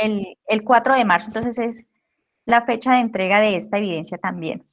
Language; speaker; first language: Spanish; native; Spanish